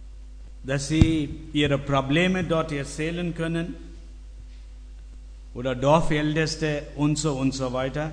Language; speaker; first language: German; non-native, learner; Tamil